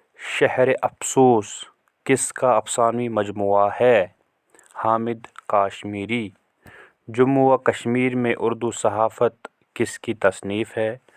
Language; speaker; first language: Urdu; non-native, local second language; Kashmiri